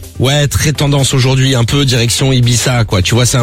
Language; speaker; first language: French; native; French